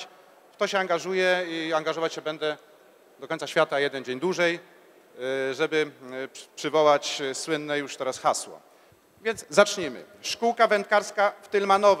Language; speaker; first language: Polish; native; Polish